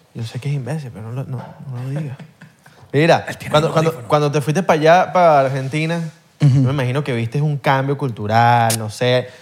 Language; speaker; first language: Spanish; native; Spanish